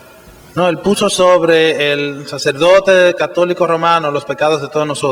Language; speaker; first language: Spanish; native; Spanish